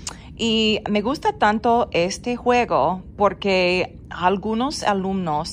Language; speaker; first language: Spanish; non-native, fluent; English